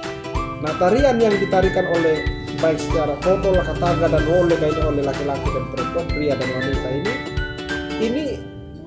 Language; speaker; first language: Indonesian; non-native, local second language; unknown